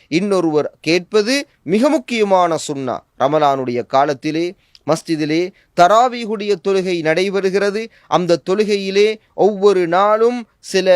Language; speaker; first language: Tamil; native; Tamil